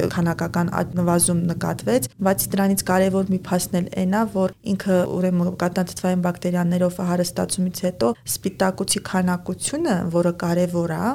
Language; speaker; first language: Armenian; native; Armenian